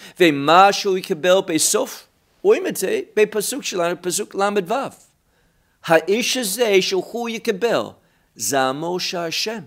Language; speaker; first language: Hebrew; non-native, fluent; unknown